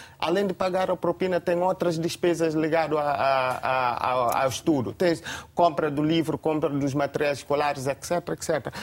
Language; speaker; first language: Portuguese; non-native, local second language; Upper Guinea Crioulo